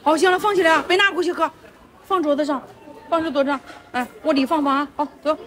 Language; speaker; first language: Chinese; native; Chinese